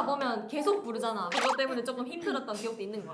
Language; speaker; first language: Korean; native; Korean